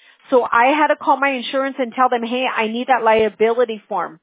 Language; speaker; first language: English; early bilingual, other home language; Spanish